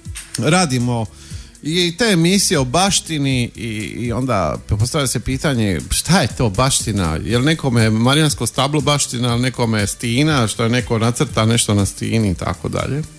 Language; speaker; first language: Croatian; native; Croatian